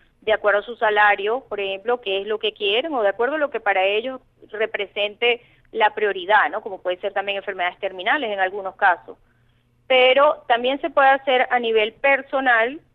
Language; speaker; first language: Spanish; native; Spanish